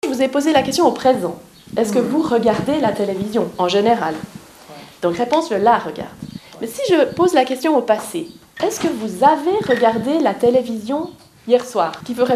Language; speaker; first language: French; native; French